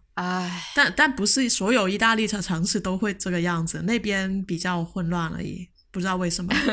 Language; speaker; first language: Chinese; non-native, local second language; Cantonese